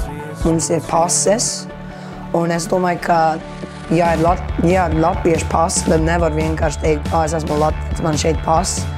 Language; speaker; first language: Latvian; early bilingual, heritage; Latvian